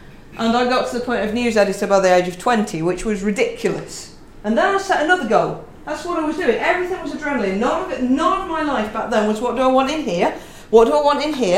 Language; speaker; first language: English; native; English